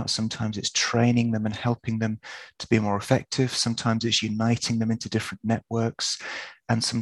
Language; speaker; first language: English; native; English